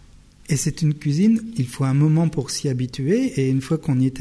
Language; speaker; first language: French; native; French